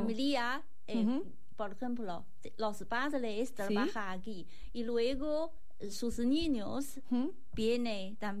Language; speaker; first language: Spanish; non-native, learner; Chinese